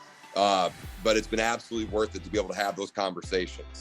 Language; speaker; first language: English; native; English